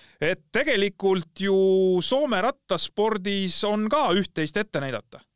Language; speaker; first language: Estonian; native; Estonian